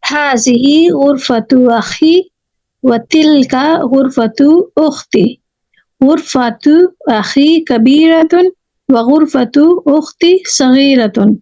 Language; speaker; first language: Arabic; non-native, learner; Urdu